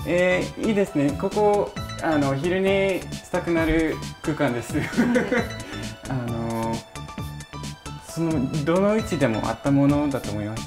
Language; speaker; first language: Japanese; non-native, fluent; English